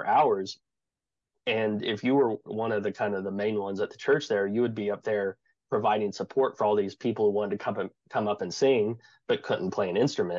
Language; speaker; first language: English; native; English